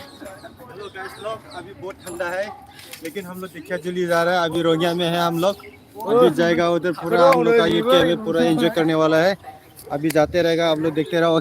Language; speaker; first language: Hindi; non-native, local second language; Bodo